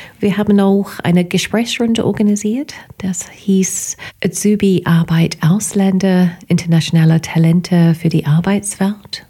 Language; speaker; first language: German; non-native, fluent; English